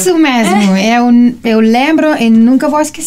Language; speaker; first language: Portuguese; non-native, learner; Italian